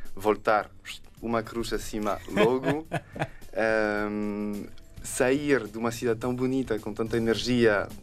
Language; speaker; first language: Portuguese; non-native, fluent; French